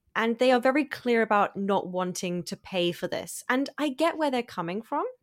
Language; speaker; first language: English; non-native, fluent; German